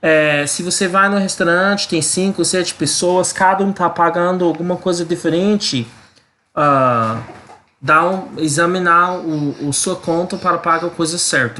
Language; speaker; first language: Portuguese; non-native, learner; English